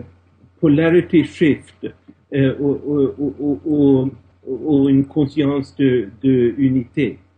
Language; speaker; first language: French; non-native, fluent; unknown